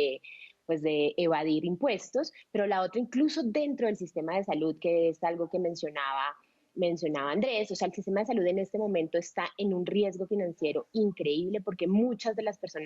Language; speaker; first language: Spanish; native; Spanish